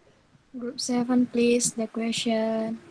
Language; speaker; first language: English; non-native, learner; Indonesian